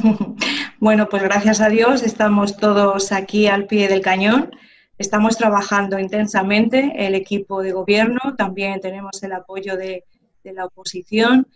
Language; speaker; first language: Spanish; native; Spanish